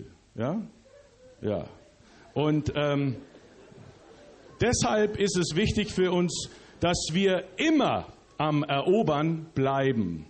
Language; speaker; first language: German; early bilingual, other home language; English